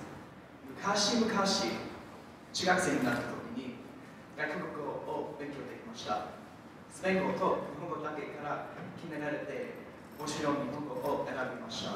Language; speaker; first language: Japanese; non-native, learner; English